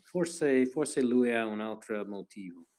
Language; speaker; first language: Italian; non-native, learner; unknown